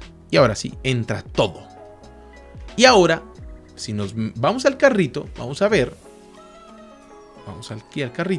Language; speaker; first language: Spanish; native; Spanish